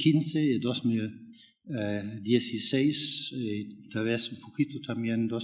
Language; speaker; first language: Spanish; non-native, fluent; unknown